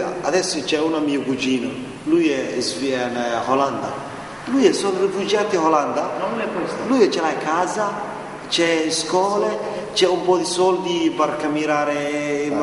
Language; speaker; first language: Italian; non-native, learner; Somali